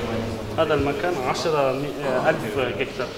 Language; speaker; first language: Arabic; non-native, fluent; Kyrgyz